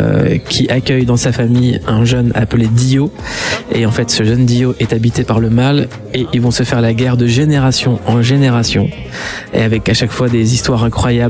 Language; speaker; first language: French; native; French